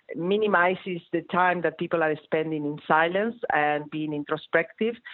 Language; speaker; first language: English; non-native, fluent; Spanish